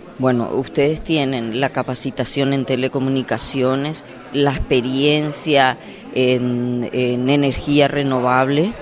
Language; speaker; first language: Spanish; native; Spanish